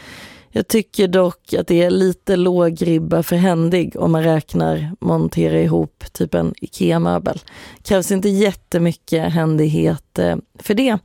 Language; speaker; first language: Swedish; native; Swedish